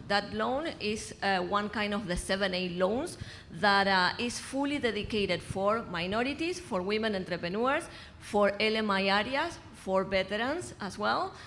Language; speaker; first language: English; non-native, fluent; Spanish